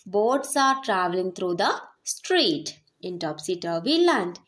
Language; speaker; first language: English; non-native, local second language; Malayalam